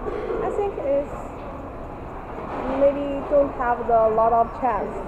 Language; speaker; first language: English; non-native, learner; Chinese